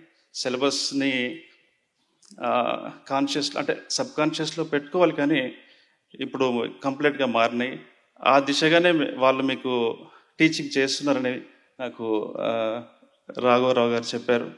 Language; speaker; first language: Telugu; native; Telugu